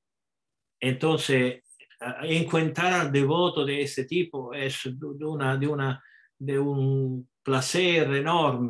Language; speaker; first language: Spanish; non-native, fluent; Italian